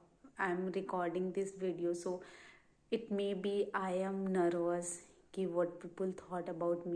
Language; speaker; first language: English; non-native, learner; Hindi